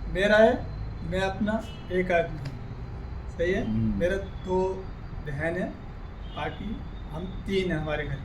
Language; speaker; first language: Hindi; native; Hindi